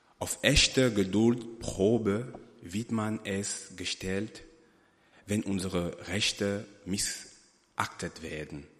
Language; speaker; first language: German; non-native, fluent; French